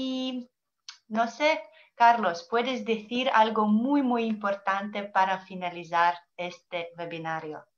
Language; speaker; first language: Spanish; non-native, learner; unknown